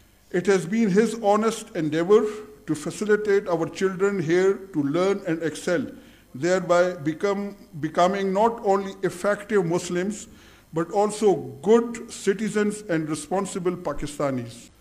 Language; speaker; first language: English; non-native, local second language; Urdu